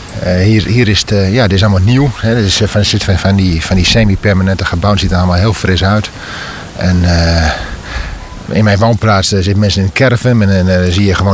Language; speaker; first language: Dutch; native; Dutch